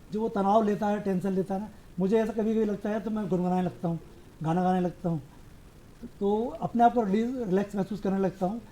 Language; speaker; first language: Hindi; native; Hindi